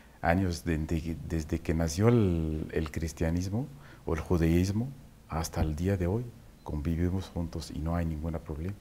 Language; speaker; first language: Spanish; non-native, fluent; Arabic